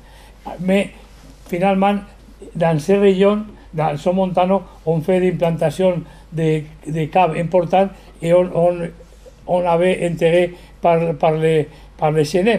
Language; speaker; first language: French; non-native, learner; Spanish